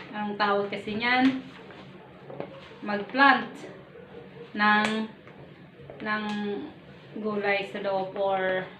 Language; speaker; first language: Filipino; non-native, local second language; Iloko